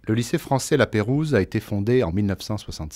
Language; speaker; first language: French; native; French